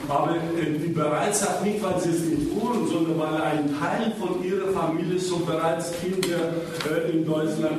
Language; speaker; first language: German; non-native, fluent; Greek